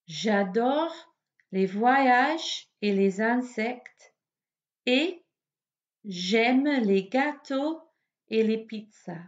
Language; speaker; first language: French; non-native, fluent; English